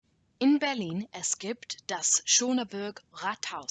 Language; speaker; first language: German; non-native, learner; English